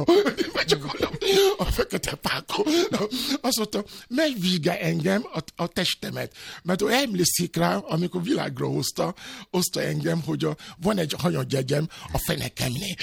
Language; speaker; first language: Hungarian; non-native, fluent; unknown